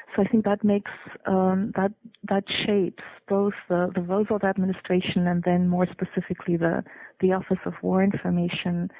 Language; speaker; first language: English; non-native, fluent; German